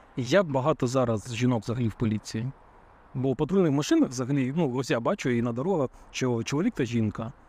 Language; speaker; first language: Ukrainian; native; Ukrainian